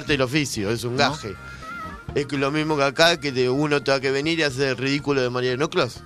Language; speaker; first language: Spanish; native; Spanish